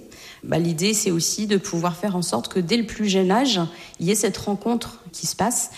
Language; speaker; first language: French; native; French